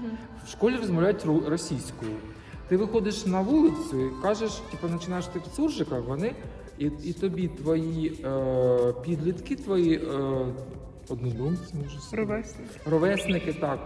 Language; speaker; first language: Ukrainian; non-native, local second language; Russian